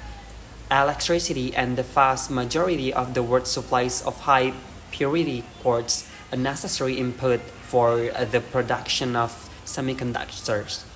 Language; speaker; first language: English; non-native, learner; Indonesian